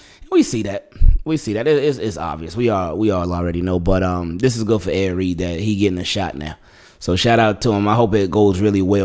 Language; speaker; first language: English; native; English